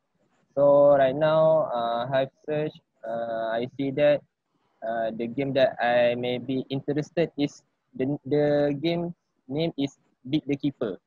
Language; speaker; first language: English; non-native, local second language; Malay